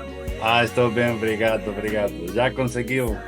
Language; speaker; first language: Portuguese; non-native, fluent; Spanish